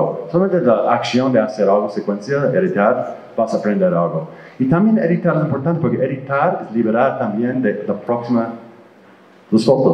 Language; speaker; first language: Spanish; non-native, fluent; English